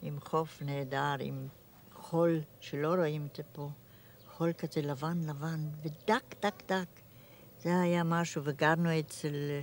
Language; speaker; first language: Hebrew; non-native, fluent; German